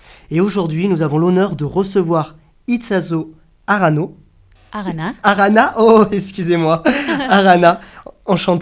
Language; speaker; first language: French; native; French